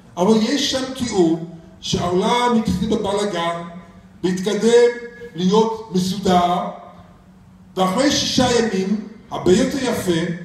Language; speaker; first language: Hebrew; non-native, fluent; English